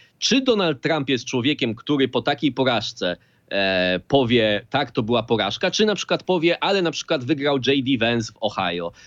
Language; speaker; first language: Polish; native; Polish